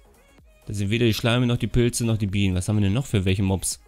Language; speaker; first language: German; native; German